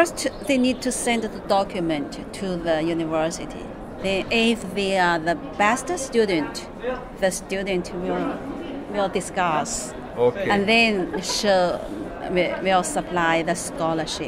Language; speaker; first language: English; non-native, learner; Chinese